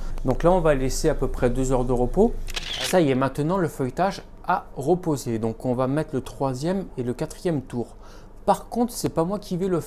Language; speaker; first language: French; native; French